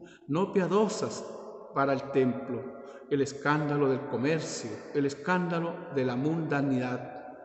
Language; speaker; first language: Spanish; native; Spanish